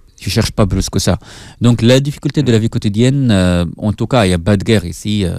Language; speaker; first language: French; non-native, fluent; Arabic